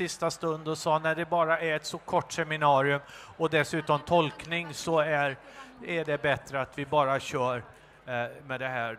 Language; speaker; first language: Swedish; native; Swedish